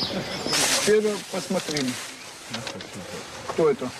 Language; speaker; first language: Russian; non-native, learner; French